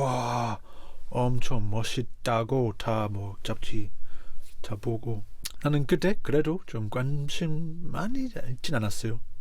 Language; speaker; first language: Korean; non-native, fluent; English